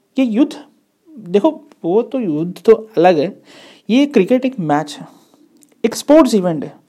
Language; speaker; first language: Hindi; non-native, local second language; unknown